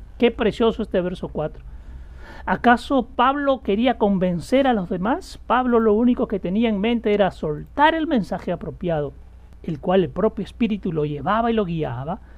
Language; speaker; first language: Spanish; native; Spanish